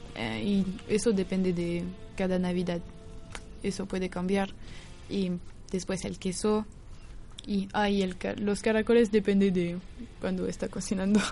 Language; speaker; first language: Spanish; non-native, fluent; French